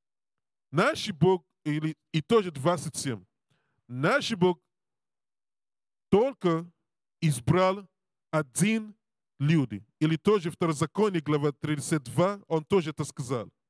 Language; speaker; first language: Russian; non-native, learner; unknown